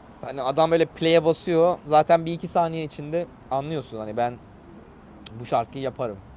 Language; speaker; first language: Turkish; native; Turkish